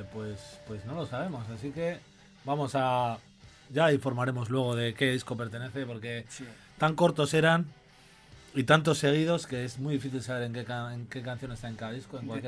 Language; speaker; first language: Spanish; native; Spanish